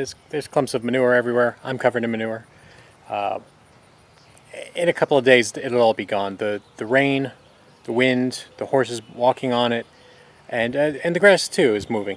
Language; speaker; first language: English; native; English